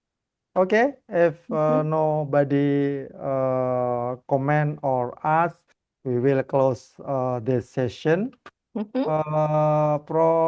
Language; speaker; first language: English; non-native, learner; Indonesian